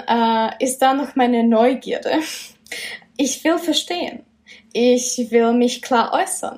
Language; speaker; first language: German; non-native, fluent; Czech